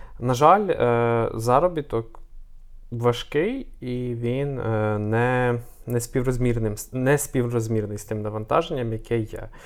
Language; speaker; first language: Ukrainian; native; Ukrainian